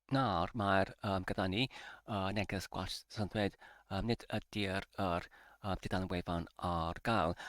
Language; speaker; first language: Welsh; non-native, learner; English